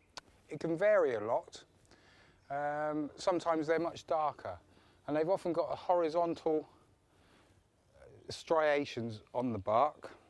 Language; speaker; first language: English; native; English